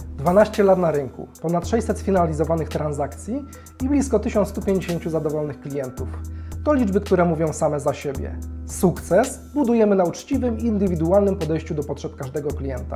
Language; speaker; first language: Polish; native; Polish